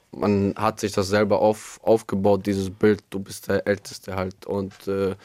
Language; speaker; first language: German; non-native, fluent; Albanian